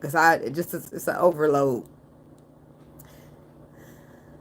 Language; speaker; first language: English; native; English